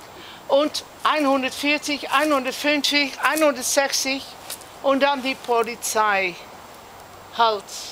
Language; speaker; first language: German; non-native, learner; Dutch